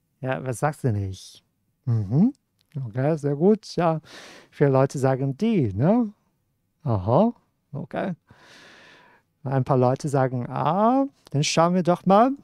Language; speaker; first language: German; non-native, fluent; Cantonese